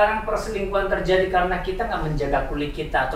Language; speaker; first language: Indonesian; native; Indonesian